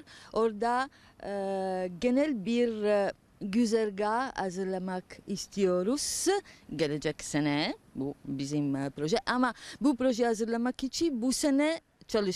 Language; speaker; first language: Turkish; non-native, learner; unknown